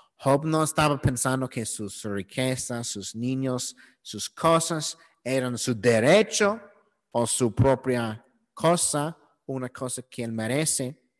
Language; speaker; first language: Spanish; non-native, learner; English